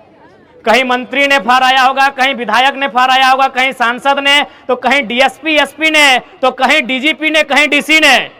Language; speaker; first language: Hindi; non-native, local second language; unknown